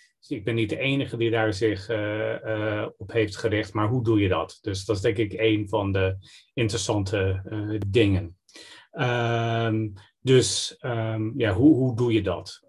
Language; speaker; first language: Dutch; non-native, fluent; English